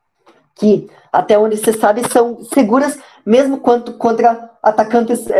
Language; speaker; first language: Portuguese; native; Portuguese